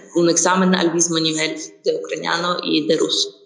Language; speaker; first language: Spanish; non-native, fluent; Ukrainian